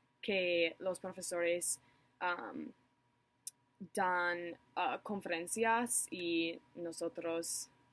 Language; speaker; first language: Spanish; non-native, learner; English